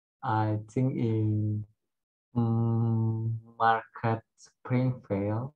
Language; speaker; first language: English; non-native, learner; Indonesian